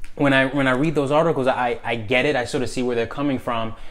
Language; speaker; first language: English; native; English